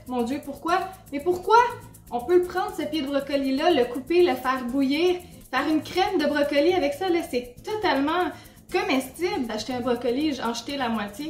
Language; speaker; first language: French; native; French